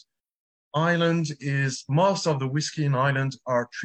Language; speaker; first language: English; non-native, fluent; French